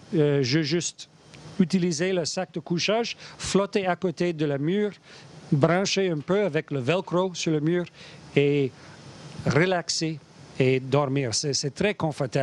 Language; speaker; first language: French; non-native, learner; English